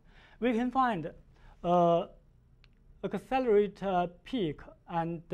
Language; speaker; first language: English; non-native, learner; Chinese